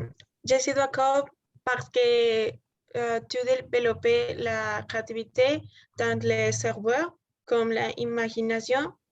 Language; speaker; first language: French; non-native, learner; Spanish